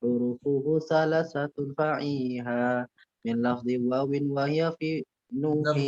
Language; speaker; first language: Arabic; non-native, learner; Indonesian